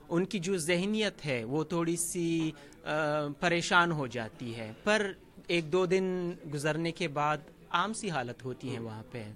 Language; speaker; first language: Urdu; non-native, fluent; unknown